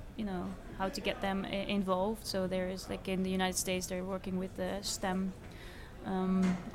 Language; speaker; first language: English; non-native, fluent; Dutch